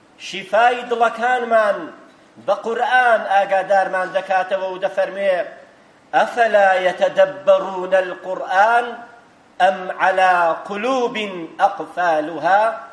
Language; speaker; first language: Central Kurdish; native; Central Kurdish